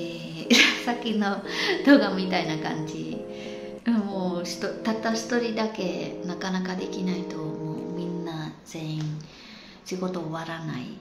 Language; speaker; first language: Japanese; non-native, fluent; Khmer